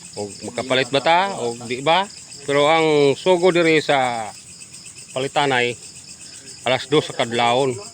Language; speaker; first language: Cebuano; native; Cebuano